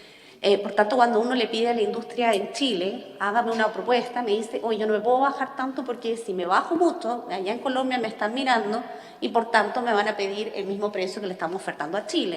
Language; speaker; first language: Spanish; native; Spanish